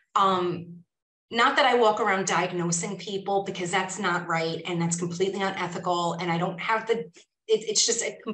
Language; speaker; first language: English; native; English